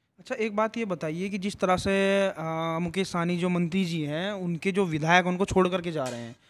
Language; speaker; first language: Hindi; native; Hindi